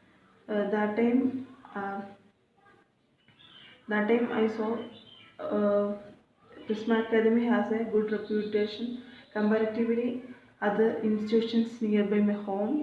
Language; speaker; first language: English; non-native, learner; Malayalam